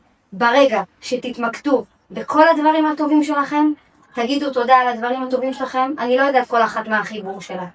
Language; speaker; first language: Hebrew; native; Hebrew